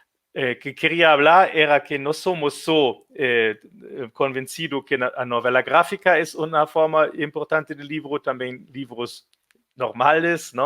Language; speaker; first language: Spanish; non-native, fluent; German